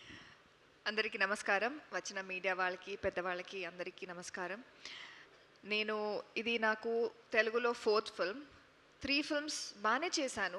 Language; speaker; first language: Telugu; non-native, local second language; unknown